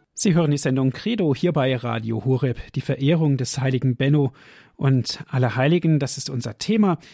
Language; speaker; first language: German; native; German